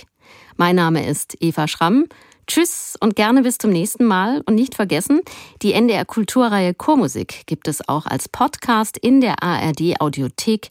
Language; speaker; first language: German; native; German